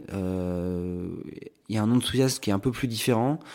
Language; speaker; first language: French; native; French